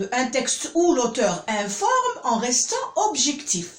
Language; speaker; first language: French; non-native, local second language; Arabic